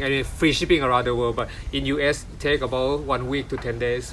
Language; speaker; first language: English; non-native, learner; Thai